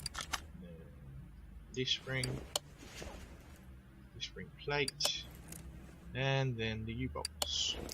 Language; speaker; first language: English; native; English